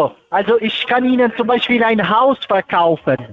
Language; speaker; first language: German; non-native, fluent; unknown